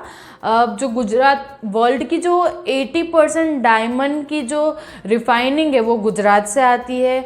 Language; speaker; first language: Hindi; non-native, local second language; Gujarati